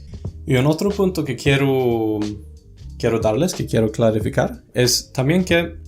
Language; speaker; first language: Spanish; non-native, fluent; Swedish